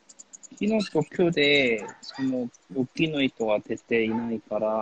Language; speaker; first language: Japanese; non-native, fluent; Korean